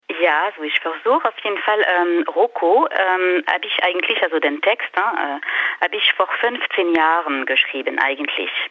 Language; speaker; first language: German; non-native, fluent; French